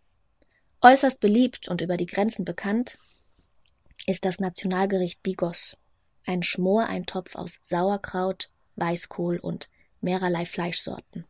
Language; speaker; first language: German; native; German